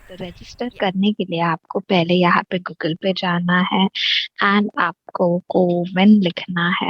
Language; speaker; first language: Hindi; native; Hindi